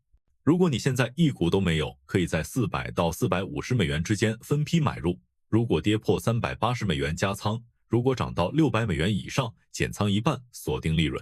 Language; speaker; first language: Chinese; native; Chinese